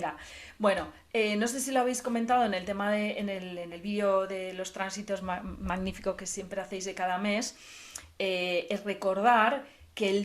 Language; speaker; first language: Spanish; native; Spanish